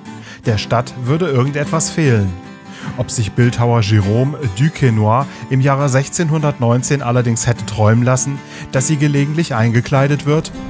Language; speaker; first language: German; native; German